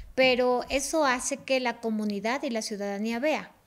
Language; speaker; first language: Spanish; native; Spanish